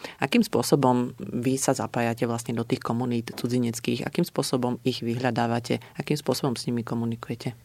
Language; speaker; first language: Slovak; native; Slovak